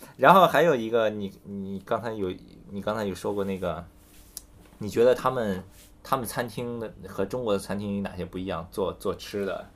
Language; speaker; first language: Chinese; native; Chinese